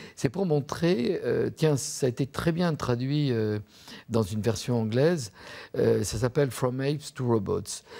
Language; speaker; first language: French; native; French